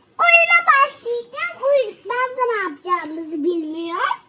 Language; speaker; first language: Turkish; native; Turkish